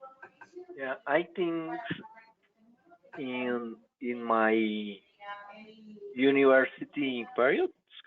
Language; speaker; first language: English; non-native, local second language; Spanish